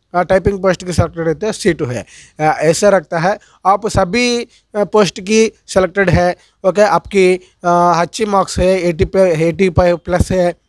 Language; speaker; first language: Hindi; non-native, local second language; Telugu